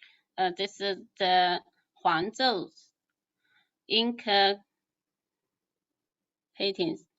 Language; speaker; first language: English; non-native, learner; Chinese